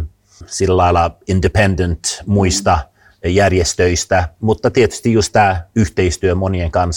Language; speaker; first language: Finnish; non-native, fluent; Swedish